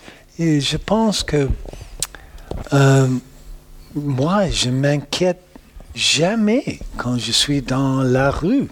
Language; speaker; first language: French; non-native, learner; English